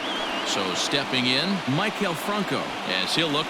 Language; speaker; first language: English; native; English